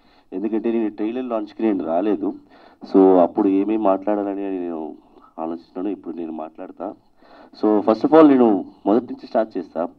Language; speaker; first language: Telugu; non-native, learner; Tamil